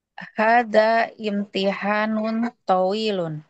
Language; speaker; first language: Arabic; non-native, learner; Indonesian